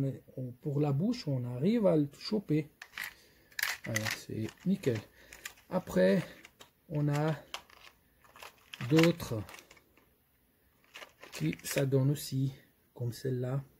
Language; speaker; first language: French; non-native, fluent; Portuguese